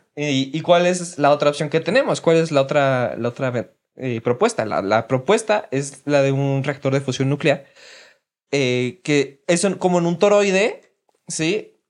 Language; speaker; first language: Spanish; native; Spanish